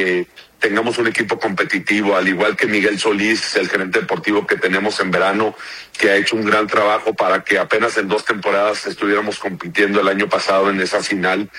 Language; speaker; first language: Spanish; native; Spanish